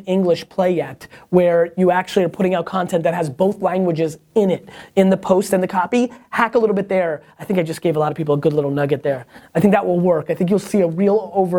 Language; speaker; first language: English; native; English